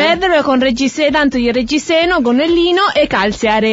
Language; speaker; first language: Italian; native; Italian